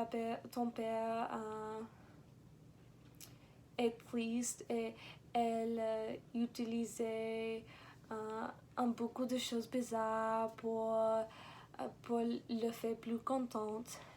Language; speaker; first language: French; non-native, learner; English